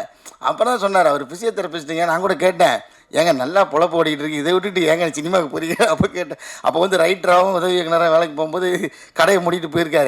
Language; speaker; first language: Tamil; native; Tamil